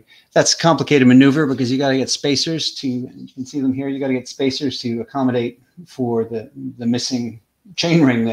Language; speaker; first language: English; native; English